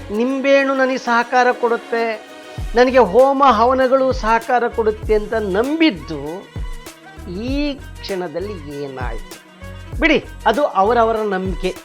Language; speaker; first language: Kannada; native; Kannada